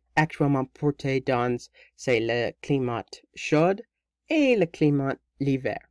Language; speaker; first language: French; non-native, learner; English